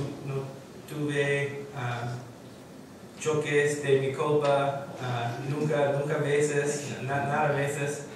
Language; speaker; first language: Spanish; non-native, learner; English